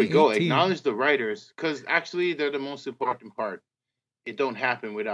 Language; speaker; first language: English; native; English